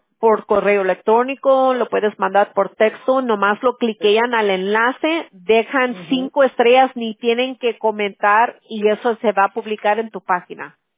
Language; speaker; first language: Spanish; early bilingual, heritage; Spanish